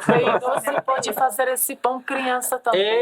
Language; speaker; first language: Portuguese; non-native, learner; Arabic